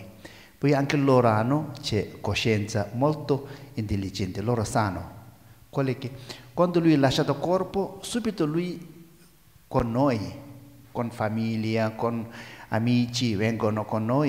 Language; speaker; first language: Italian; non-native, learner; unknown